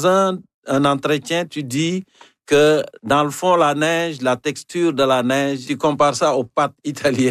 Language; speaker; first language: French; native; French